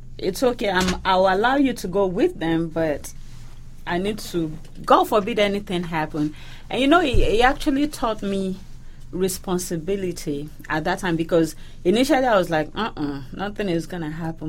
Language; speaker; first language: English; non-native, local second language; Yoruba